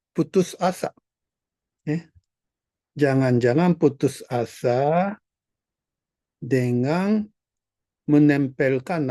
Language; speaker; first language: Indonesian; non-native, fluent; Japanese